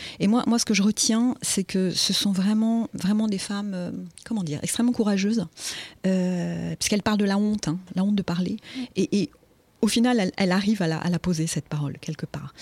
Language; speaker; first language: French; native; French